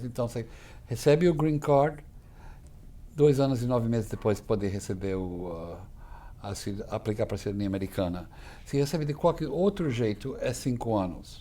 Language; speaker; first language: Portuguese; non-native, fluent; English